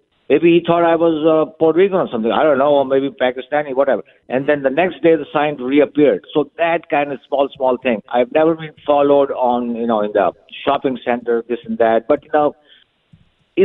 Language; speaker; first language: English; non-native, local second language; Urdu